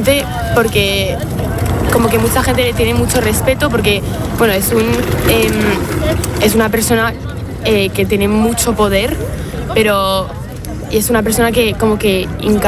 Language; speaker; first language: Spanish; non-native, fluent; French